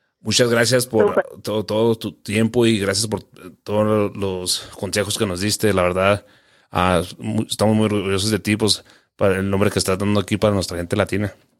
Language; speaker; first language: Spanish; early bilingual, heritage; Spanish